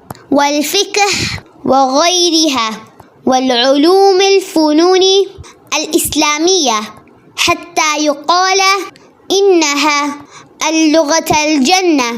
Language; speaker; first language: Arabic; non-native, learner; Malayalam